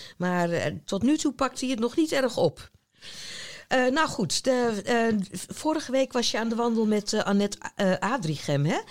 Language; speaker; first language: Dutch; native; Dutch